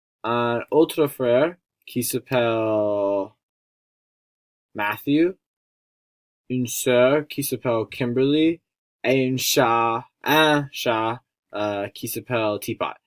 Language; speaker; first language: French; non-native, learner; English